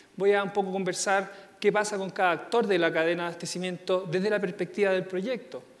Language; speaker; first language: Spanish; native; Spanish